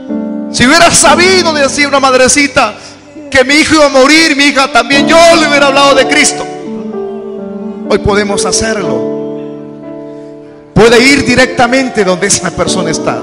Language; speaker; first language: Spanish; native; Spanish